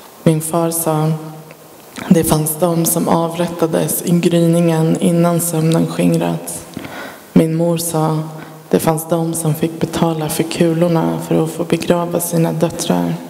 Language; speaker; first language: Swedish; early bilingual, other home language; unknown